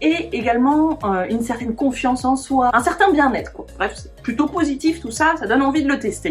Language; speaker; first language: French; native; French